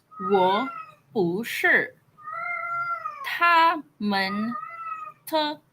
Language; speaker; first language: Chinese; non-native, learner; Filipino